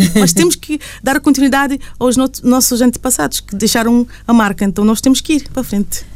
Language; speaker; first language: Portuguese; non-native, local second language; Kabuverdianu